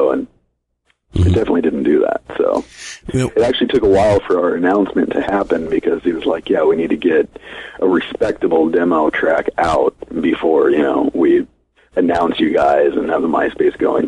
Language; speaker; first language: English; native; English